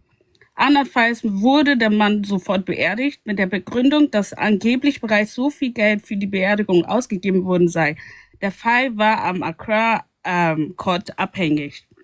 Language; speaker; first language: German; native; German